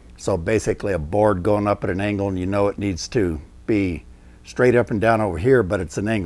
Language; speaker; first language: English; native; English